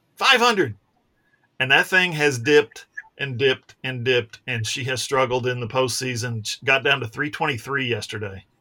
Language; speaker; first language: English; native; English